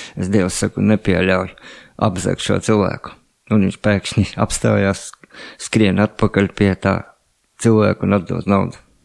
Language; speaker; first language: Latvian; native; Latvian